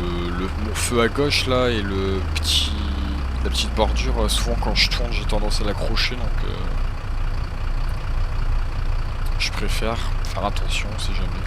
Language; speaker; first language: French; native; French